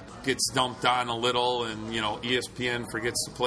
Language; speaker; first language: English; native; English